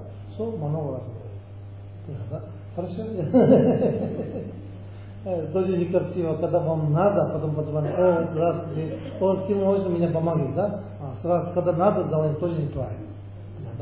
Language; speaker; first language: Russian; non-native, learner; Tibetan